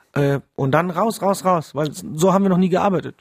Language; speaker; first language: German; early bilingual, other home language; Polish